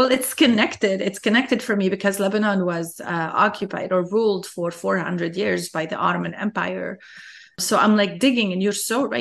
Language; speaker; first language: English; non-native, fluent; Arabic